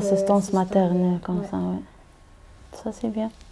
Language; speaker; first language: French; non-native, learner; Arabic